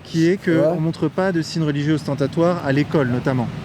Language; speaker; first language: French; native; French